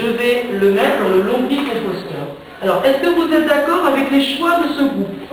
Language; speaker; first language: French; native; French